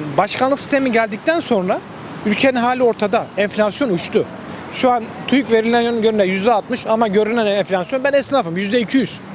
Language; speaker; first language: Turkish; native; Turkish